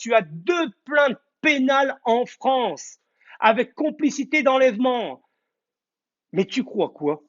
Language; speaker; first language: French; native; French